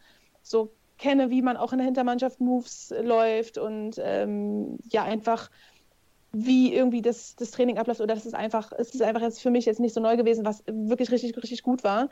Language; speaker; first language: German; native; German